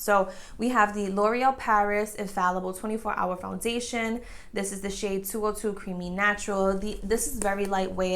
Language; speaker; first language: English; native; English